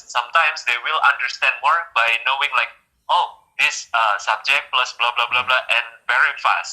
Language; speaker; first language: English; non-native, fluent; Indonesian